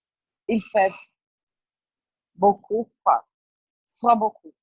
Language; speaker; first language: French; non-native, learner; Portuguese